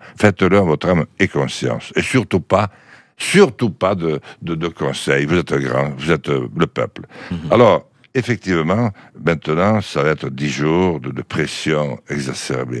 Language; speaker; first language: French; native; French